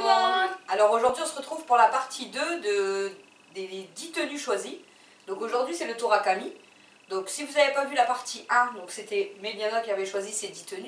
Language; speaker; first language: French; native; French